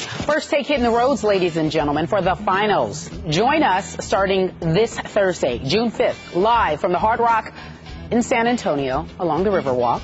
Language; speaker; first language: English; native; English